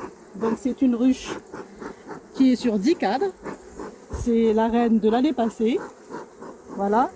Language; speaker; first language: French; non-native, local second language; Arabic